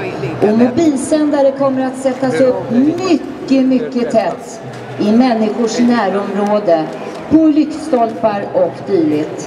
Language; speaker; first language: Swedish; native; Swedish